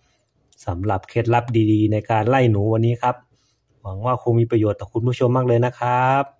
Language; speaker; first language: Thai; native; Thai